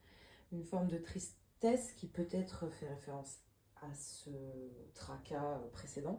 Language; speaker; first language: French; native; French